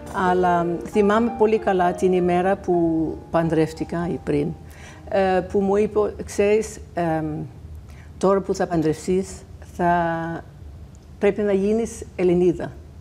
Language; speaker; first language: Greek; non-native, fluent; Danish